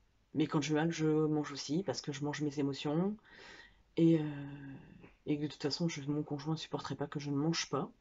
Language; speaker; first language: French; native; French